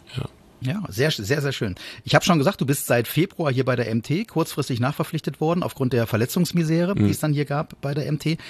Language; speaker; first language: German; native; German